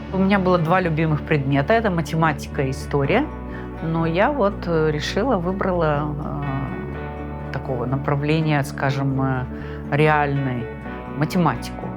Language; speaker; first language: Russian; non-native, local second language; Gagauz